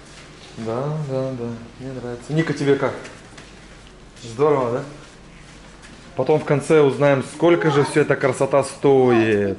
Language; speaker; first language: Russian; native; Russian